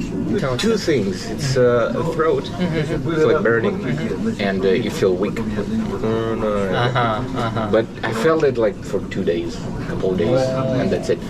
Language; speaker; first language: English; non-native, fluent; Russian